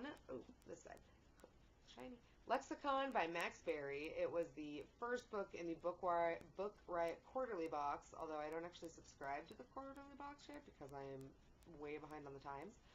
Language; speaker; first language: English; native; English